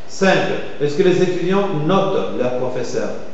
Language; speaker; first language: French; non-native, fluent; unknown